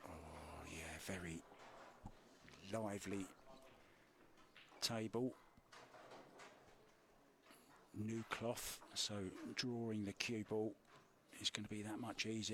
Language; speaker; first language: English; native; English